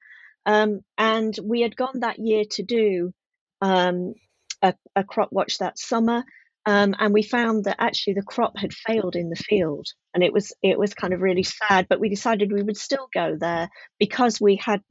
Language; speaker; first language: English; native; English